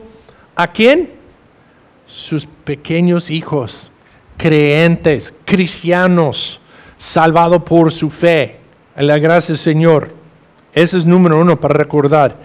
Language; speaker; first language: Spanish; non-native, fluent; English